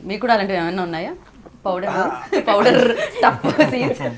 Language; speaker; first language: Telugu; native; Telugu